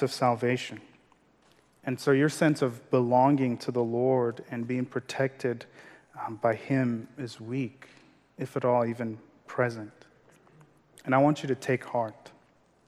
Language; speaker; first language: English; non-native, local second language; Yoruba